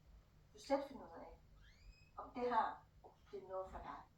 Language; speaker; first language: Danish; non-native, fluent; Thai